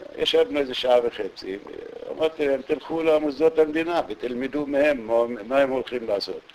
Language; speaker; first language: Hebrew; non-native, local second language; Arabic